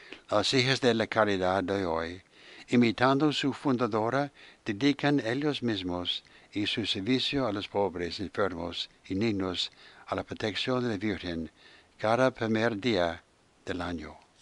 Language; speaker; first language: Spanish; non-native, fluent; English